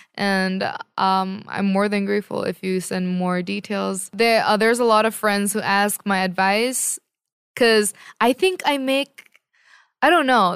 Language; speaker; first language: English; non-native, fluent; Korean